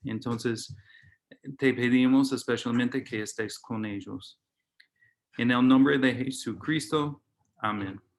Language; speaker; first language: Spanish; non-native, fluent; English